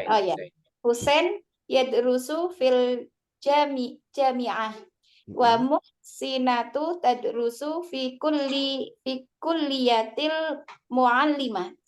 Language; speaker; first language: Arabic; non-native, learner; Indonesian